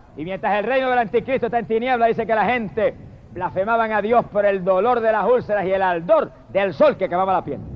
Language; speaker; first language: Spanish; native; Spanish